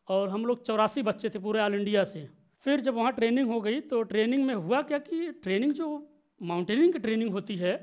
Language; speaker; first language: Hindi; native; Hindi